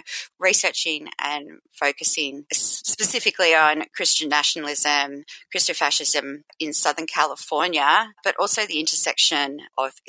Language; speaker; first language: English; native; English